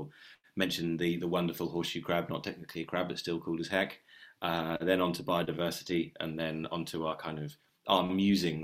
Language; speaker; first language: English; native; English